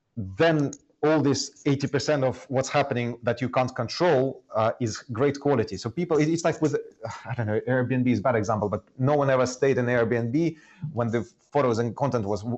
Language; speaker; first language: English; non-native, fluent; Estonian